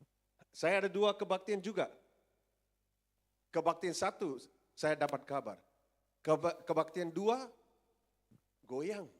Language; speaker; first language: Indonesian; non-native, fluent; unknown